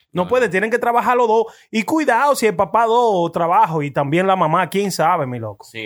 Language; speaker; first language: Spanish; early bilingual, heritage; Spanish